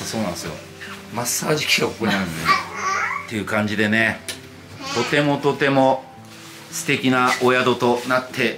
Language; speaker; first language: Japanese; native; Japanese